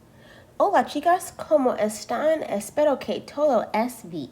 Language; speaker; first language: Spanish; non-native, learner; English